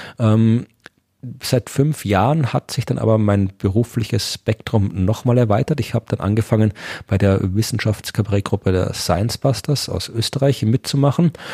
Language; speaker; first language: German; native; German